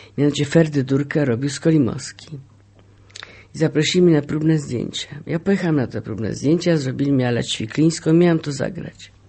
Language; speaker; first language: Polish; native; Polish